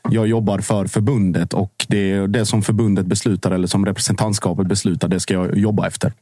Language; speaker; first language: Swedish; native; Swedish